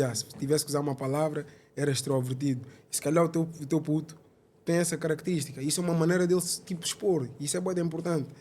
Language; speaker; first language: Portuguese; early bilingual, other home language; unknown